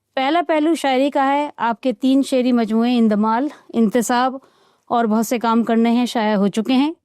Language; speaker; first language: Urdu; native; Urdu